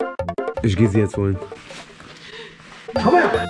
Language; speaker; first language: German; native; German